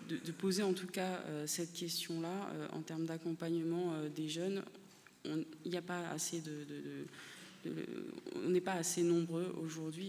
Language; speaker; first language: French; native; French